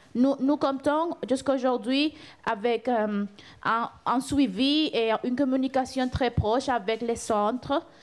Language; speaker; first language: French; non-native, fluent; Spanish